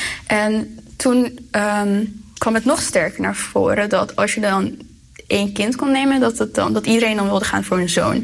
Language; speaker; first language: Dutch; early bilingual, other home language; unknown